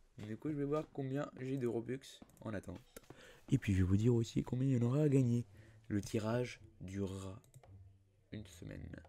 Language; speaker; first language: French; native; French